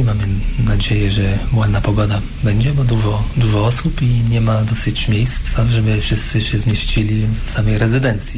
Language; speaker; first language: Polish; non-native, fluent; French